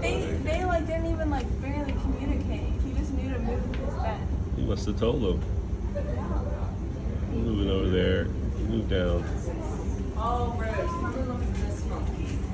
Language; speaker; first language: English; native; English